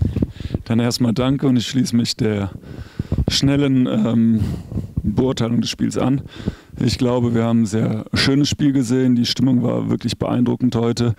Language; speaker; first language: German; native; German